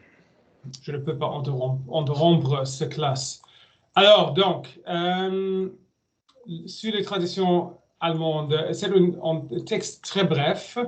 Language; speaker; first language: French; non-native, learner; German